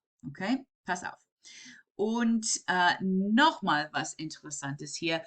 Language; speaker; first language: German; non-native, fluent; English